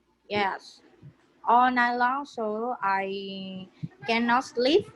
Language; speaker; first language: English; non-native, learner; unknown